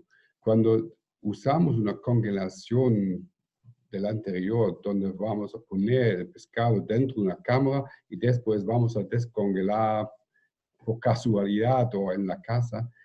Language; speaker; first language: Spanish; non-native, fluent; German